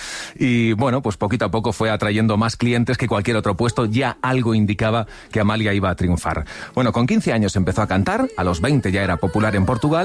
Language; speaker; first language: Spanish; native; Spanish